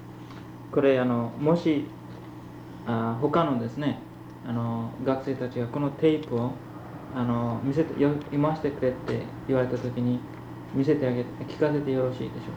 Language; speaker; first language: Japanese; early bilingual, heritage; Japanese